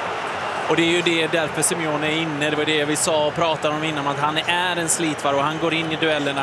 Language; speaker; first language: Swedish; native; Swedish